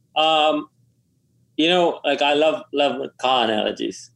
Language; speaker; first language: English; non-native, local second language; Tamil